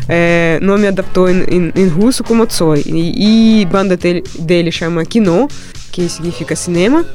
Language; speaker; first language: Portuguese; non-native, fluent; Russian